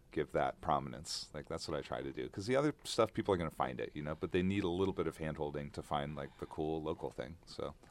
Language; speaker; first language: English; native; English